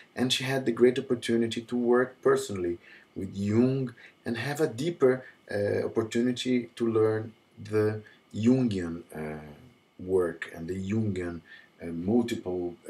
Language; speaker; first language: English; non-native, fluent; Portuguese